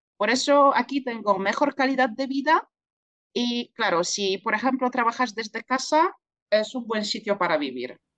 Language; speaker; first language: Spanish; non-native, fluent; Polish